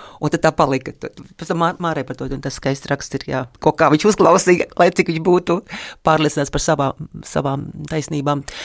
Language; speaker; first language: Latvian; native; Latvian